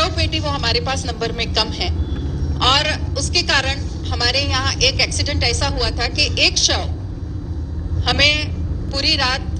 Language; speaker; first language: Hindi; non-native, local second language; Marathi